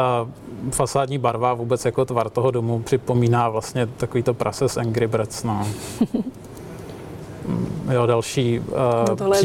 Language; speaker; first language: Czech; native; Czech